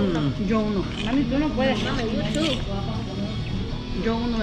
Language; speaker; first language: Spanish; native; Spanish